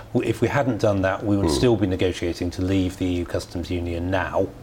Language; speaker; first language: English; native; English